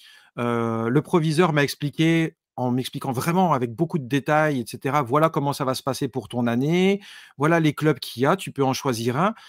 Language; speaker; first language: French; native; French